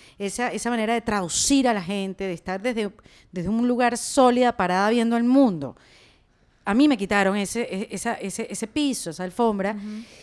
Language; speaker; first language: Spanish; native; Spanish